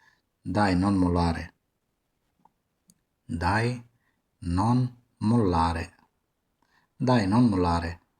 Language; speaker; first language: Italian; non-native, fluent; Somali